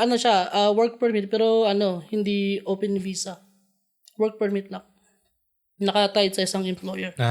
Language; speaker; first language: Filipino; non-native, local second language; Cebuano